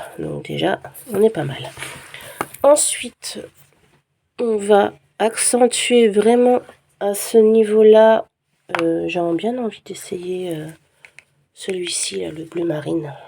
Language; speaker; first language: French; native; French